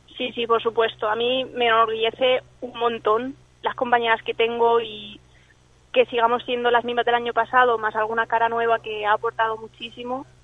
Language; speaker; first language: Spanish; early bilingual, other home language; English